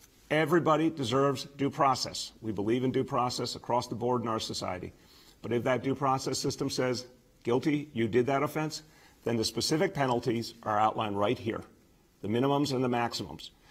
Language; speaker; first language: English; native; English